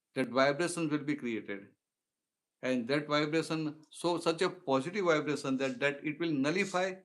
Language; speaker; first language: English; non-native, local second language; Gujarati